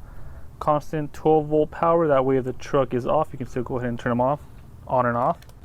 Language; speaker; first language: English; native; English